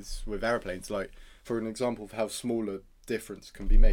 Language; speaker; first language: English; native; English